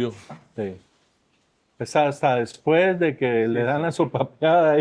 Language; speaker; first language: Spanish; native; Spanish